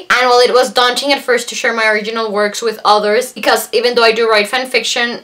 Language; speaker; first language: English; non-native, fluent; Spanish